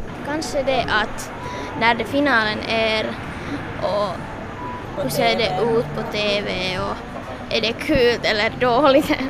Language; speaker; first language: Swedish; non-native, local second language; Finnish